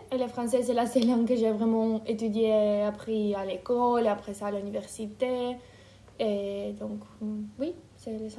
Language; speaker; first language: French; non-native, fluent; Ukrainian